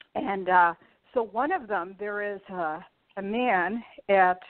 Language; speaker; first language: English; early bilingual, other home language; Portuguese